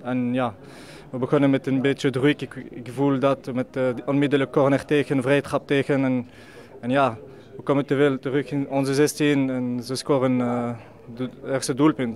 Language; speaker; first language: Dutch; non-native, learner; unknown